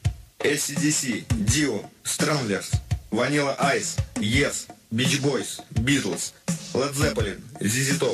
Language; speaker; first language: Russian; native; Russian